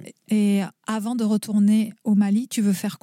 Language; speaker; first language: French; native; French